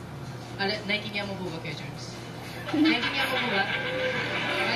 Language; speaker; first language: Filipino; non-native, learner; Japanese